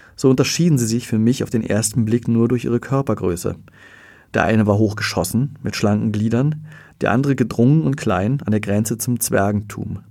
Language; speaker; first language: German; native; German